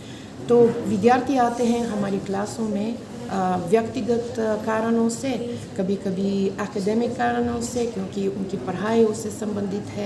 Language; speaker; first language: Hindi; non-native, fluent; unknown